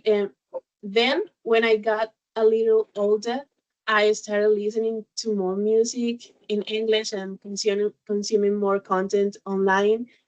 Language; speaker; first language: English; non-native, learner; Spanish